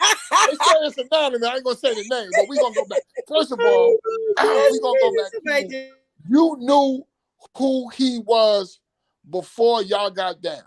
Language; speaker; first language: English; native; English